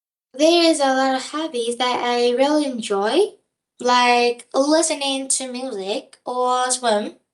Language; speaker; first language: English; non-native, learner; Vietnamese